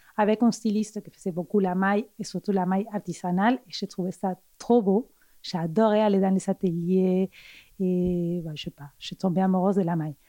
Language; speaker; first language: French; non-native, fluent; Spanish